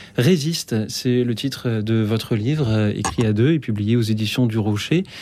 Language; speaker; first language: French; native; French